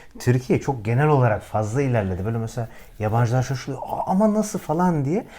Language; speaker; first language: Turkish; native; Turkish